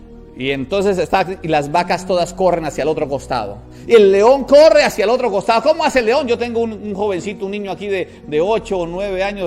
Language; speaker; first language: Spanish; native; Spanish